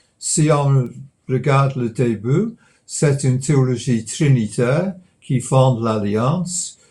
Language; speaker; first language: French; non-native, fluent; English